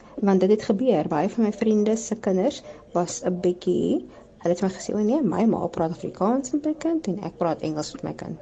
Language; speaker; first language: Afrikaans; native; Afrikaans